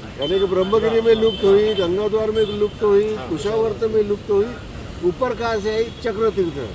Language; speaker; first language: Hindi; non-native, local second language; Marathi